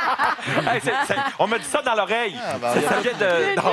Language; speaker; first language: French; native; French